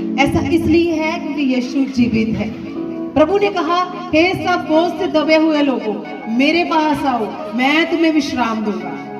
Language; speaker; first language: Hindi; non-native, local second language; Punjabi